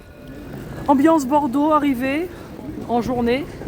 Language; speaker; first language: French; native; French